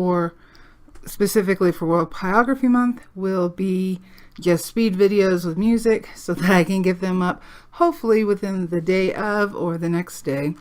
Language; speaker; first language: English; native; English